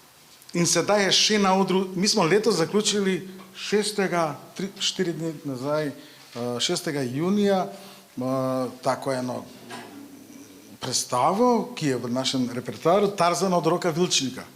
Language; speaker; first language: Slovenian; non-native, fluent; Macedonian